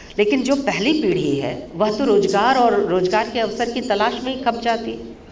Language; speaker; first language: Hindi; native; Hindi